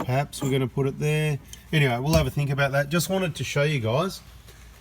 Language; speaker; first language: English; native; English